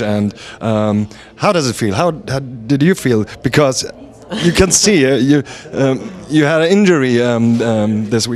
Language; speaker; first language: English; non-native, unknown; German